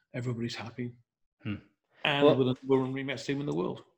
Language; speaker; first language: English; native; English